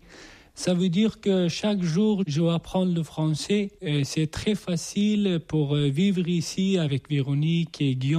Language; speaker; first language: French; non-native, learner; Persian